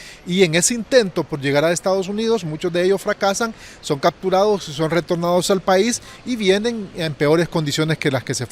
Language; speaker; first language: Spanish; native; Spanish